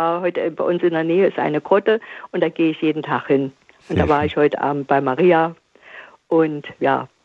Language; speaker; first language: German; native; German